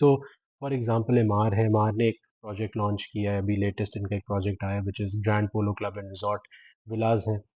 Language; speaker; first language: Hindi; non-native, local second language; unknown